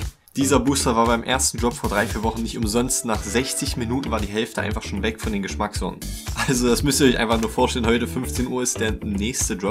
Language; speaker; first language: German; native; German